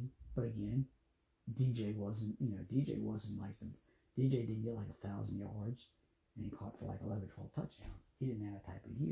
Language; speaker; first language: English; native; English